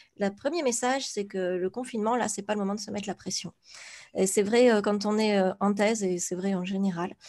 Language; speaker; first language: French; native; French